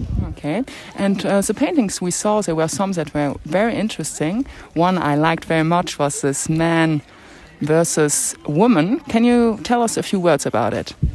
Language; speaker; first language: English; non-native, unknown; French